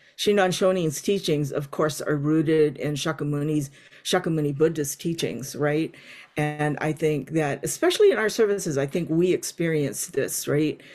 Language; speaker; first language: English; native; English